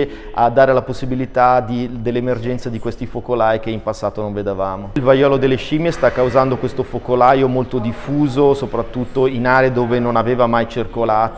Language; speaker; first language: Italian; native; Italian